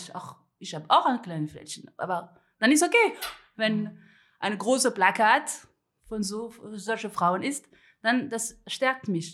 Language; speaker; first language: German; non-native, fluent; French